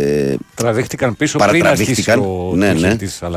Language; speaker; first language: Greek; native; Greek